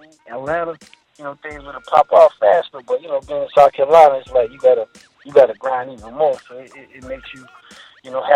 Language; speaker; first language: English; native; English